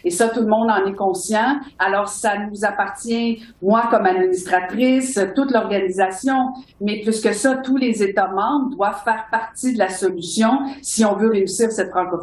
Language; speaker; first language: French; native; French